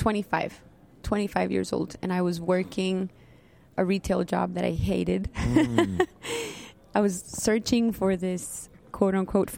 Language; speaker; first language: English; non-native, fluent; Spanish